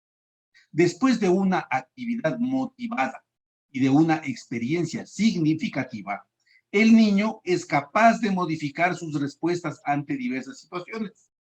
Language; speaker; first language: Spanish; native; Spanish